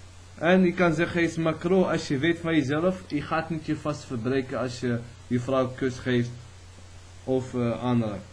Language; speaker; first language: Dutch; early bilingual, other home language; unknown